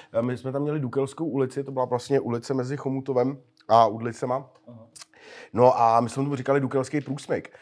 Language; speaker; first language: Czech; native; Czech